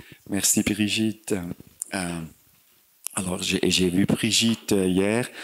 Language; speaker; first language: French; non-native, fluent; German